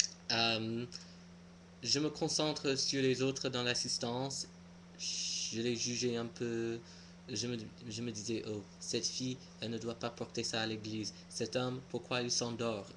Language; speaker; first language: French; non-native, fluent; English